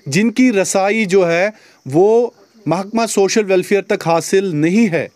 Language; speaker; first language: Hindi; non-native, local second language; Kashmiri